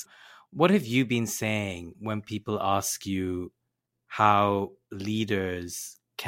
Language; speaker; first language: English; non-native, local second language; Hindi